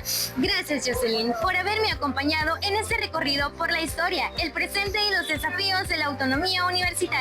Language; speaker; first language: Spanish; native; Spanish